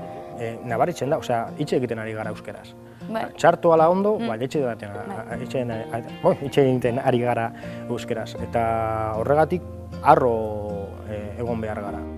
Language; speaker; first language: Basque; non-native, local second language; Spanish